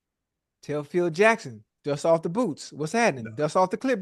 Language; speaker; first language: English; native; English